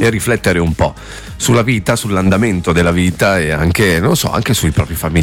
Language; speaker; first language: Italian; native; Italian